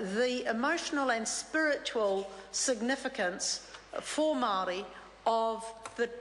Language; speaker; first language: English; native; English